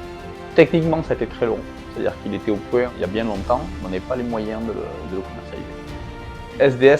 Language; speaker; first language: French; native; French